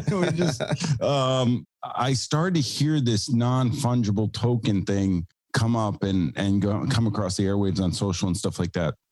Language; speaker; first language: English; native; English